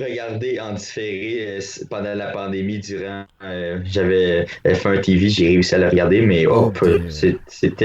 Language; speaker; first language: French; native; French